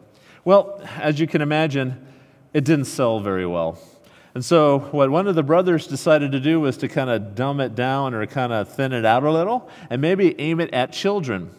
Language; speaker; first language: English; native; English